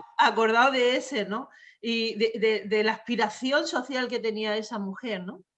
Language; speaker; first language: Spanish; native; Spanish